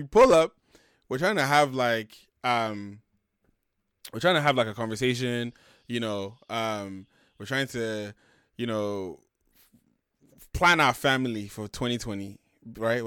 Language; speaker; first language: English; non-native, local second language; Yoruba